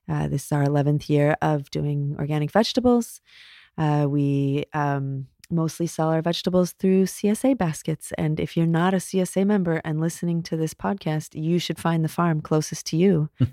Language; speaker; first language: English; native; English